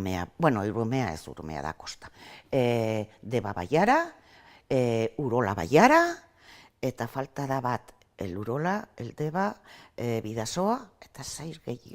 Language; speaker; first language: Basque; non-native, local second language; Spanish